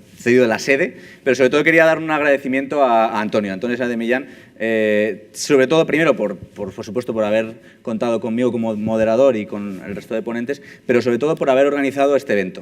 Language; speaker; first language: Spanish; native; Spanish